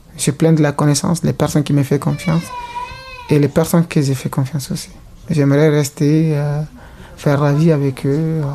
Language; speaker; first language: French; non-native, local second language; Fula